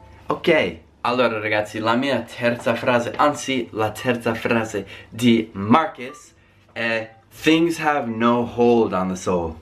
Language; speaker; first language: Italian; non-native, fluent; English